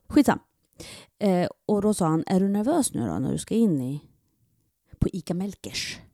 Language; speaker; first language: Swedish; native; Swedish